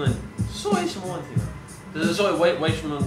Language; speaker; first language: Chinese; non-native, fluent; English